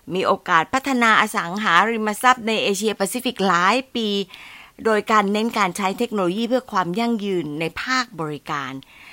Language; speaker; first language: Thai; native; Thai